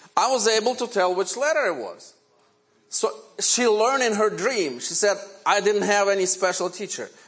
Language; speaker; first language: English; non-native, fluent; Ukrainian